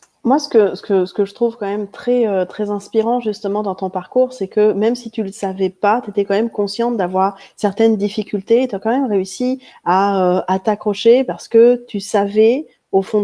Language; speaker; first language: French; native; French